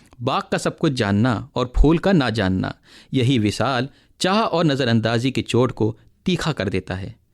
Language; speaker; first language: Urdu; native; Urdu